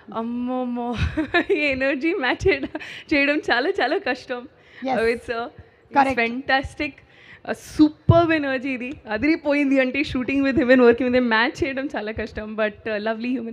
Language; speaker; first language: Telugu; non-native, learner; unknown